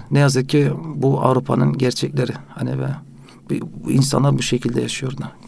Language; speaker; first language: Turkish; early bilingual, heritage; Turkish